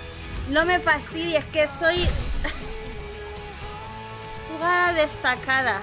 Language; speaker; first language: Spanish; native; Spanish